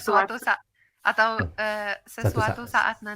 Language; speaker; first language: Indonesian; non-native, fluent; Finnish